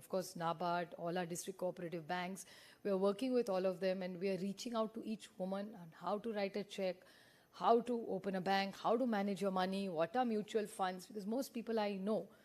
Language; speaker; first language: English; non-native, local second language; Marathi